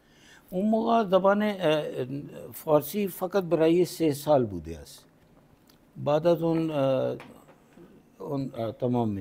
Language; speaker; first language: Persian; non-native, fluent; Punjabi